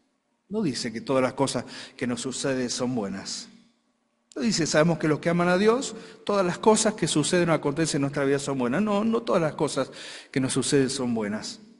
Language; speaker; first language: Spanish; native; Spanish